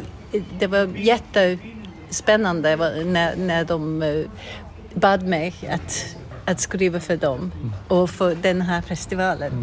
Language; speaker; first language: Swedish; non-native, fluent; English